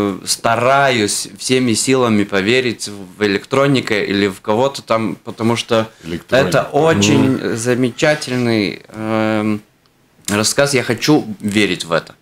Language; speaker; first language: Russian; non-native, fluent; Latvian